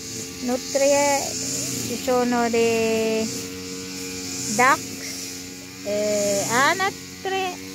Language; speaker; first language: Italian; non-native, fluent; Filipino